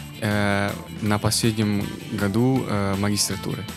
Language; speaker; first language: Russian; non-native, local second language; Persian